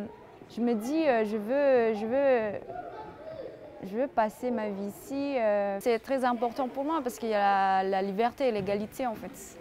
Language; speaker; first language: French; non-native, fluent; Indonesian